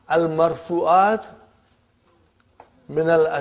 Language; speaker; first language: Arabic; non-native, fluent; Urdu